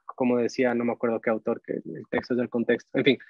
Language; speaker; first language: Spanish; native; Spanish